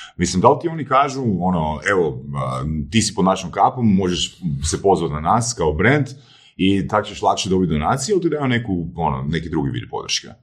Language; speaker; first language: Croatian; native; Croatian